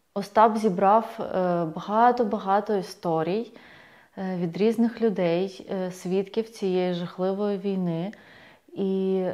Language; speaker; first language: Ukrainian; native; Ukrainian